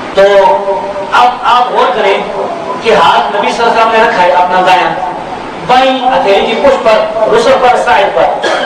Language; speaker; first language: Urdu; non-native, local second language; Pashto